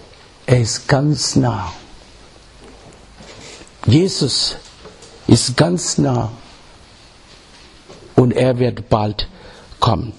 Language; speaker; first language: German; non-native, learner; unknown